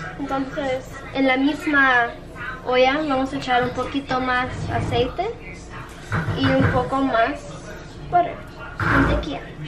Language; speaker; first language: Spanish; early bilingual, heritage; Spanish